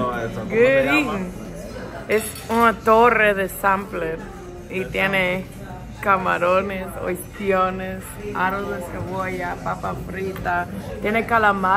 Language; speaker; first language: Spanish; early bilingual, heritage; English